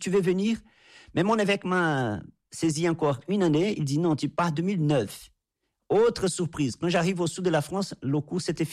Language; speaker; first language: French; non-native, fluent; Portuguese